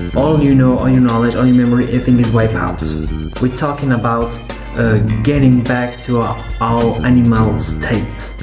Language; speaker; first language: English; non-native, fluent; Portuguese